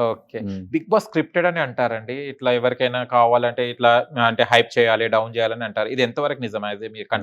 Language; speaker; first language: Telugu; native; Telugu